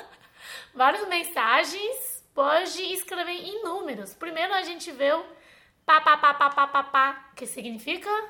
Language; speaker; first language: Portuguese; non-native, fluent; Chinese